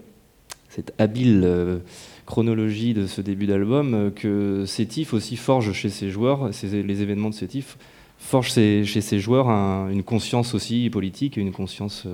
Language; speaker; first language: French; native; French